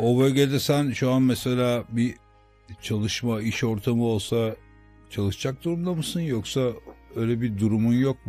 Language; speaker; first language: Turkish; native; Turkish